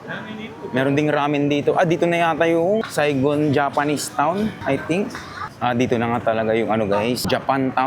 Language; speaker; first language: Filipino; native; Filipino